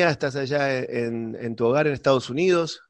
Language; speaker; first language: Spanish; native; Spanish